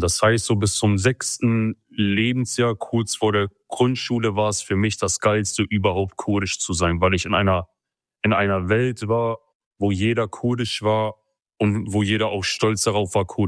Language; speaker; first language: German; early bilingual, other home language; Kurdish